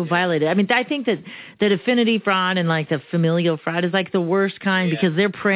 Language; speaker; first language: English; early bilingual, other home language; Romanian